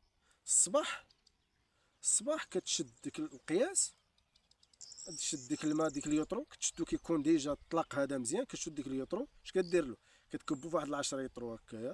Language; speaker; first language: Arabic; native; Arabic